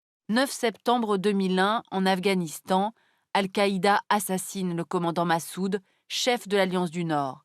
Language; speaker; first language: French; native; French